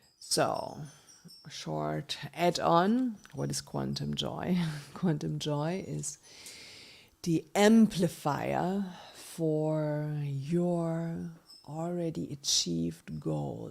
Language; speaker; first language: English; non-native, fluent; German